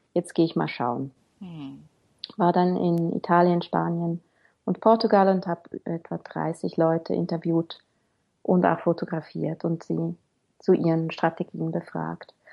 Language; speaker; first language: German; native; German